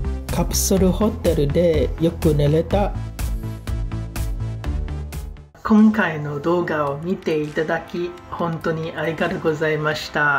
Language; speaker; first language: Japanese; non-native, fluent; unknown